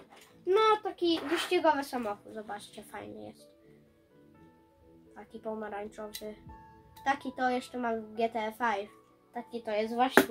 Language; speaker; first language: Polish; early bilingual, heritage; Polish